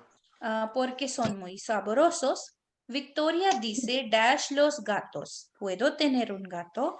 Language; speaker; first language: Spanish; non-native, fluent; Hindi